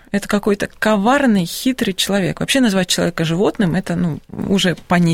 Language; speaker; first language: Russian; native; Russian